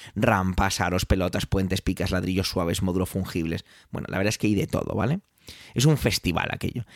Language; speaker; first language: Spanish; early bilingual, other home language; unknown